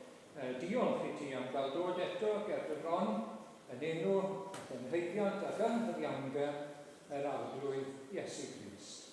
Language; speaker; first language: Welsh; native; Welsh